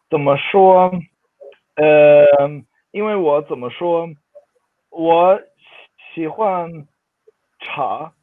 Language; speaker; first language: Chinese; non-native, fluent; Swedish